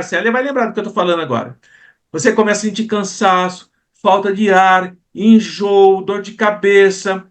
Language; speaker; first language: Portuguese; native; Portuguese